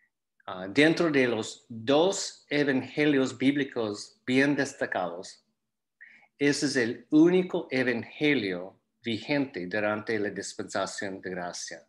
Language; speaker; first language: Spanish; non-native, fluent; English